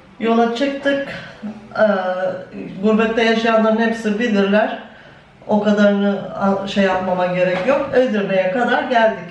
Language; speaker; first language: Turkish; native; Turkish